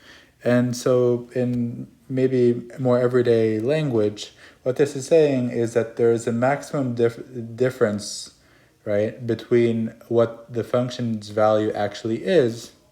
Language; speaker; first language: English; native; English